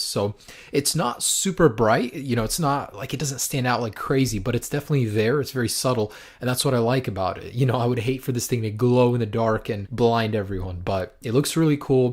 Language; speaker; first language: English; native; English